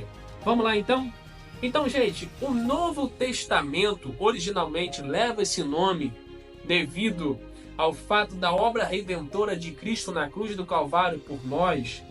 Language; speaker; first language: Portuguese; native; Portuguese